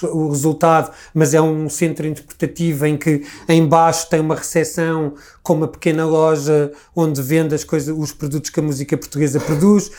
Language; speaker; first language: Portuguese; native; Portuguese